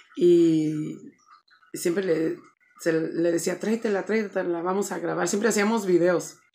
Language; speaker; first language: Spanish; early bilingual, heritage; Spanish